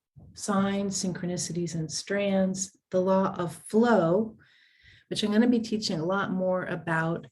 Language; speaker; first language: English; native; English